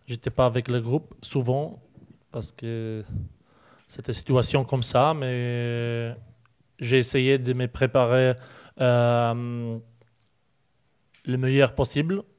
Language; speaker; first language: French; non-native, learner; Polish